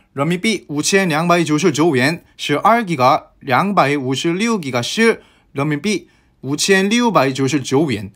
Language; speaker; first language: Chinese; non-native, fluent; Korean